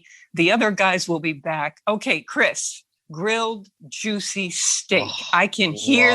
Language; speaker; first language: English; native; English